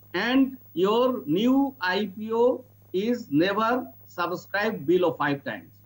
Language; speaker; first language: English; non-native, local second language; Bangla